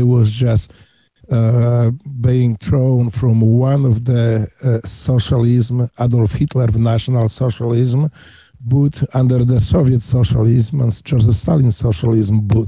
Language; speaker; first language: English; non-native, fluent; Polish